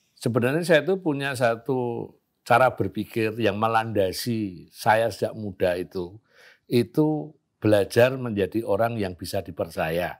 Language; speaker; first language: Indonesian; non-native, local second language; Javanese